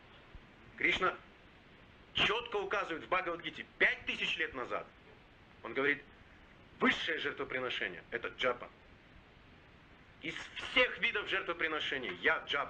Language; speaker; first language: Russian; native; Russian